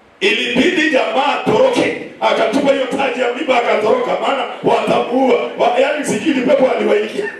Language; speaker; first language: Swahili; non-native, local second language; Kamba